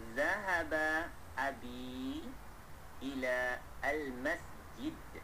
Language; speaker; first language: Arabic; non-native, fluent; Malay